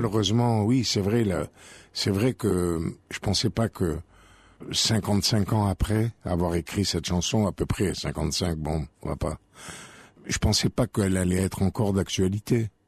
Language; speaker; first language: French; native; French